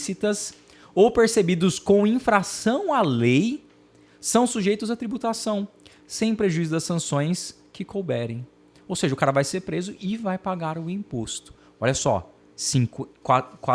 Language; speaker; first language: Portuguese; native; Portuguese